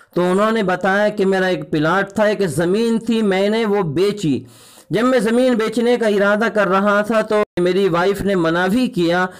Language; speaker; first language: Urdu; native; Urdu